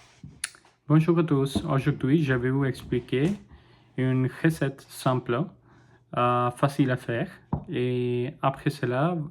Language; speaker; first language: French; non-native, learner; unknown